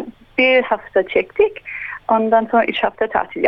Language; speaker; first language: Turkish; early bilingual, heritage; Turkish